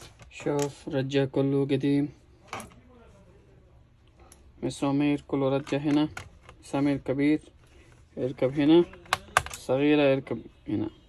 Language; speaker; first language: Arabic; non-native, learner; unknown